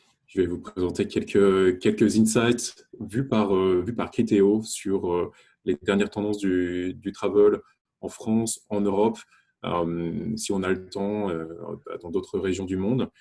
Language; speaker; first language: French; native; French